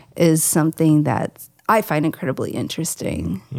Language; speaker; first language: English; native; English